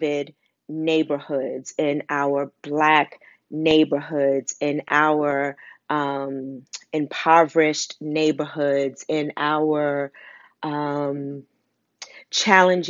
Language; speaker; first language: English; native; English